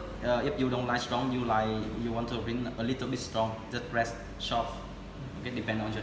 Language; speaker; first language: English; non-native, learner; Vietnamese